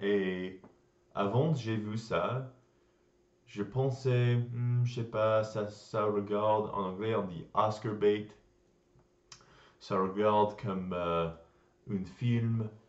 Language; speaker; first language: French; non-native, learner; English